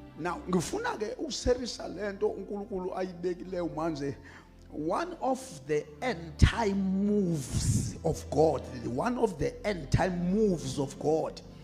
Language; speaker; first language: Zulu; non-native, local second language; Xhosa